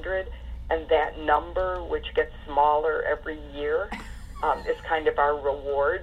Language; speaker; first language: English; native; English